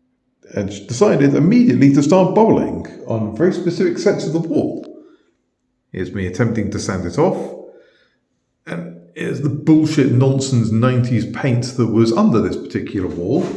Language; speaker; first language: English; native; English